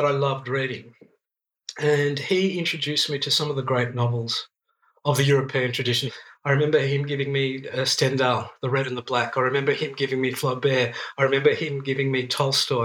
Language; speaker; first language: English; non-native, local second language; Greek